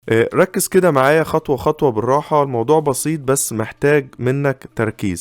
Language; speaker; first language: Arabic; native; Arabic